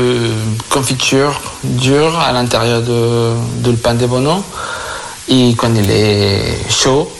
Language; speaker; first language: French; non-native, fluent; Spanish